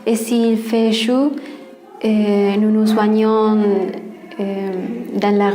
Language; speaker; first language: French; non-native, learner; Spanish